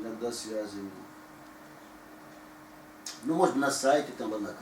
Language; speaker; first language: Russian; native; Russian